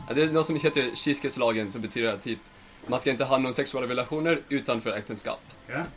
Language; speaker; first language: Swedish; non-native, fluent; English